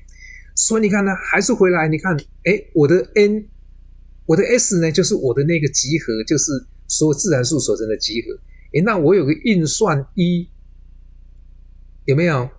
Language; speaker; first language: Chinese; native; Chinese